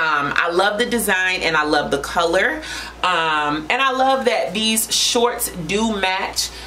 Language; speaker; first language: English; native; English